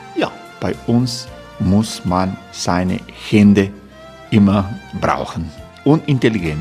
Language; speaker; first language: German; non-native, fluent; Croatian